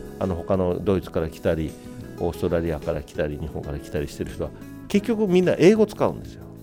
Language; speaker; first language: Japanese; native; Japanese